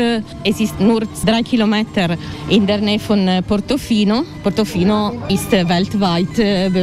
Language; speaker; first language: German; non-native, fluent; Italian